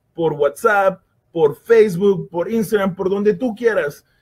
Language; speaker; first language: Spanish; native; Spanish